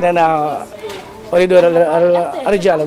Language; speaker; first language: Arabic; non-native, learner; Indonesian